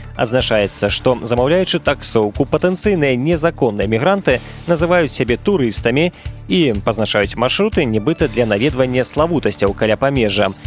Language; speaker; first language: Belarusian; native; Belarusian